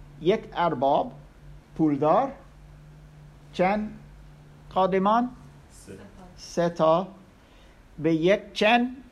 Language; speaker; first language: Persian; non-native, learner; English